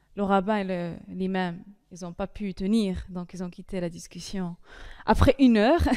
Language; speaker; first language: French; non-native, local second language; Arabic